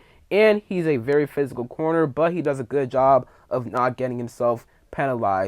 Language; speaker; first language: English; native; English